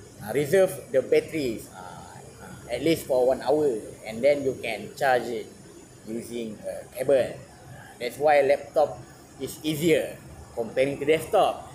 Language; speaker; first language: English; non-native, learner; Malay